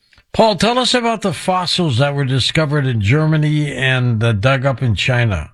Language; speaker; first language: English; native; English